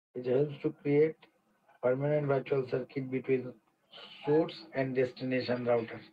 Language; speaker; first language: English; non-native, local second language; Bangla